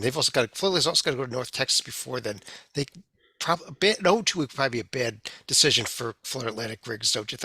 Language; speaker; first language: English; native; English